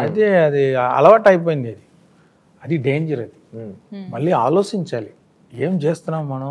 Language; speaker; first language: Telugu; non-native, fluent; Tamil